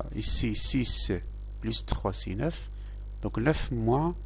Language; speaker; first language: French; non-native, local second language; Arabic